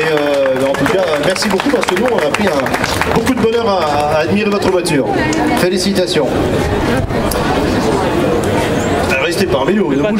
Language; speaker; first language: French; native; French